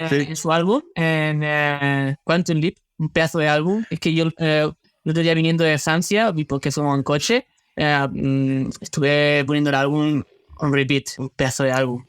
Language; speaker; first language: Spanish; native; Spanish